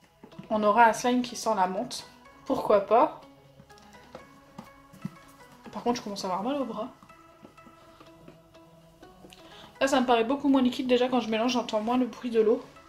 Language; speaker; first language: French; native; French